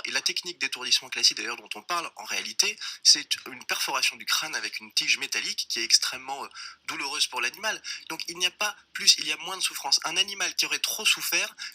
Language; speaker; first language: French; native; French